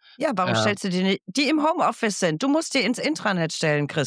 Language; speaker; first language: German; native; German